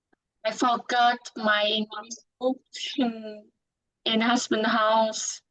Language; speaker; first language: English; non-native, learner; Vietnamese